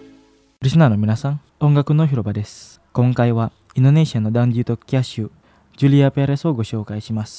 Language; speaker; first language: Japanese; non-native, fluent; Indonesian